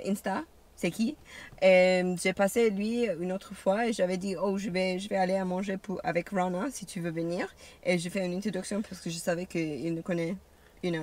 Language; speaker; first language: French; non-native, learner; English